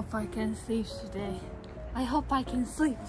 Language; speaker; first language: English; non-native, fluent; Arabic